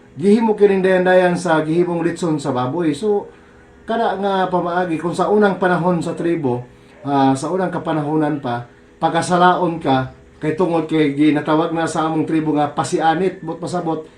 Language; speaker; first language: Cebuano; non-native, local second language; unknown